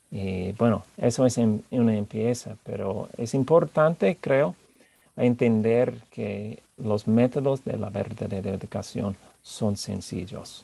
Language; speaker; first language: Spanish; non-native, fluent; English